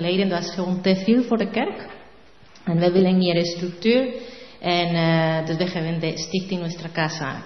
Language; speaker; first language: Dutch; non-native, learner; Spanish